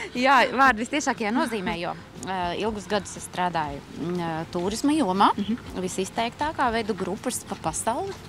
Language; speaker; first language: Latvian; native; Latvian